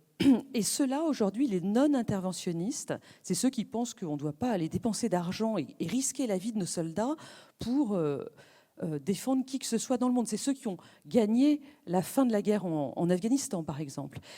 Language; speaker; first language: French; native; French